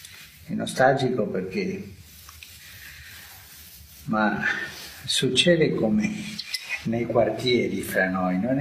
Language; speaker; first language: Italian; non-native, fluent; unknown